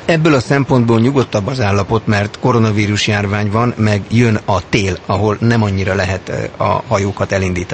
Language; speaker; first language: Hungarian; native; Hungarian